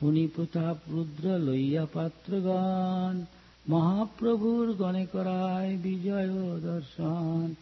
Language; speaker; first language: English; non-native, local second language; Bangla